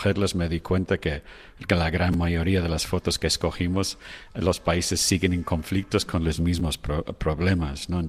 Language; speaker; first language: Spanish; non-native, fluent; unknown